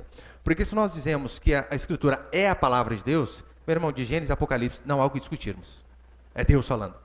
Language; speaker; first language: Portuguese; native; Portuguese